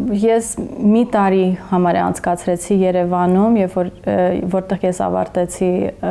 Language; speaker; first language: Armenian; early bilingual, heritage; English